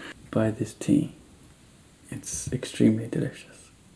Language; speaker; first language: English; native; English